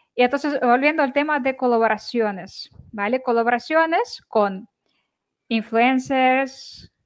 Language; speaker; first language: Spanish; non-native, fluent; Ukrainian